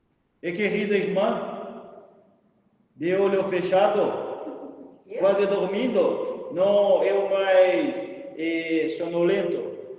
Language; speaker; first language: Portuguese; non-native, fluent; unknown